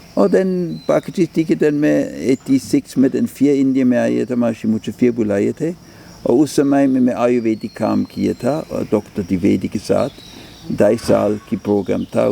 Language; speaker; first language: Hindi; non-native, fluent; German